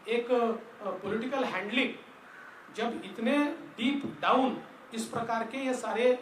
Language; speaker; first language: Hindi; non-native, local second language; Marathi